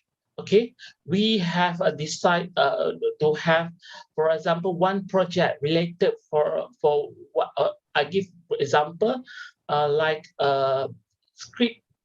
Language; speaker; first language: English; non-native, local second language; Malay